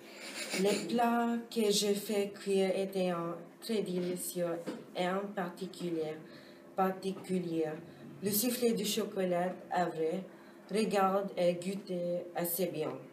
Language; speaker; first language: French; non-native, learner; English